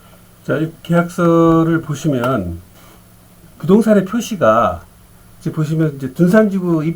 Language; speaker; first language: Korean; native; Korean